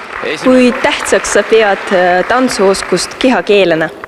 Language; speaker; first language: Estonian; native; Estonian